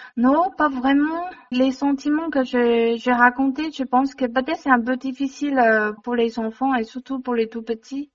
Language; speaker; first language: French; non-native, learner; Chinese